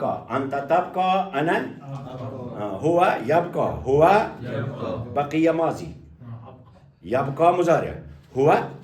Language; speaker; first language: Arabic; non-native, fluent; Kashmiri